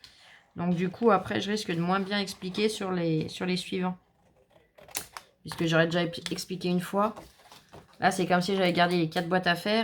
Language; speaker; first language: French; native; French